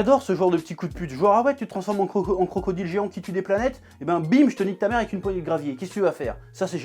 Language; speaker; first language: French; native; French